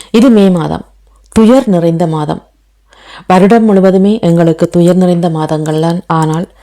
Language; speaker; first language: Tamil; native; Tamil